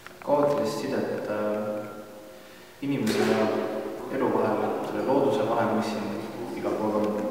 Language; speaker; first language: Estonian; native; Estonian